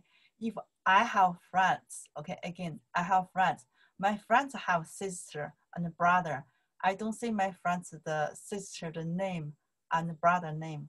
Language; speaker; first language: English; non-native, learner; Chinese